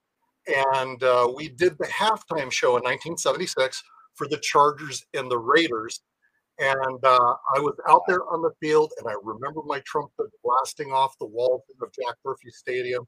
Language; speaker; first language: English; native; English